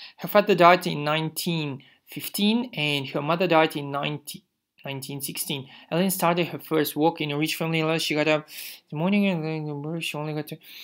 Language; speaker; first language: English; non-native, fluent; Kazakh